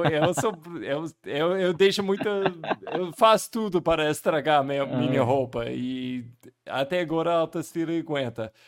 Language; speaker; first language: Portuguese; non-native, fluent; English